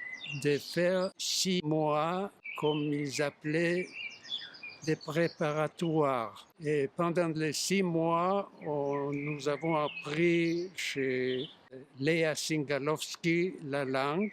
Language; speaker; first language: French; non-native, fluent; Yiddish